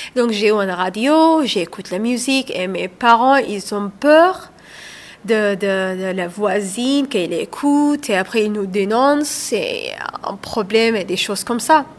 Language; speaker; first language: French; non-native, learner; Somali